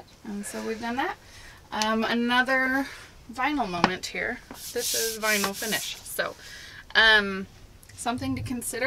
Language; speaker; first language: English; native; English